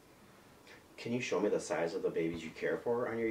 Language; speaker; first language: English; native; English